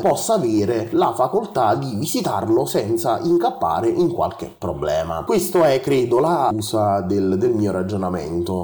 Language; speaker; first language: Italian; native; Italian